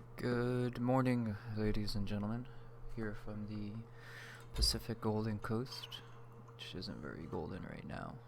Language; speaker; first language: English; native; English